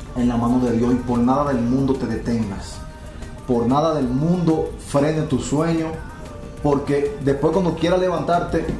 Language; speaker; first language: Spanish; native; Spanish